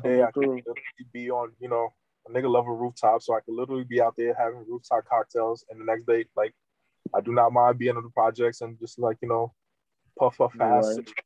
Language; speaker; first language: English; non-native, fluent; Haitian Creole